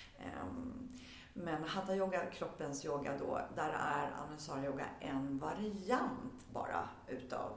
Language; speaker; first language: Swedish; early bilingual, heritage; Swedish